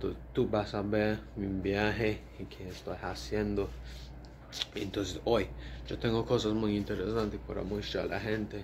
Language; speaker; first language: Spanish; non-native, learner; English